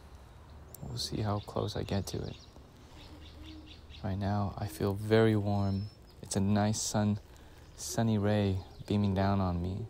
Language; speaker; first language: English; native; English